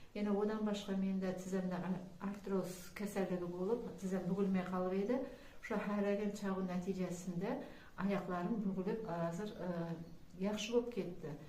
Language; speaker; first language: Uzbek; non-native, local second language; Kara-Kalpak